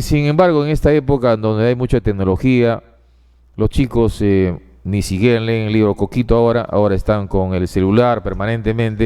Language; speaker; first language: Spanish; native; Spanish